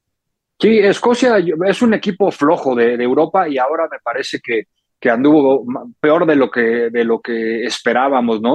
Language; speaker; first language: Spanish; native; Spanish